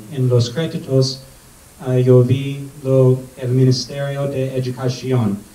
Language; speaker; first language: Spanish; non-native, learner; Korean